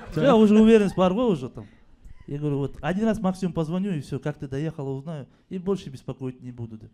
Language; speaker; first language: Russian; non-native, local second language; Kazakh